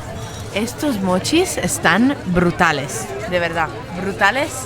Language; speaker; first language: Spanish; non-native, local second language; Catalan